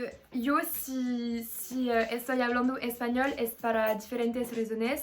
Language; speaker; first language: Spanish; non-native, learner; French